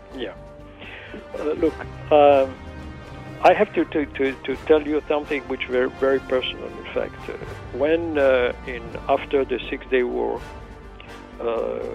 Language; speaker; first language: English; non-native, fluent; Arabic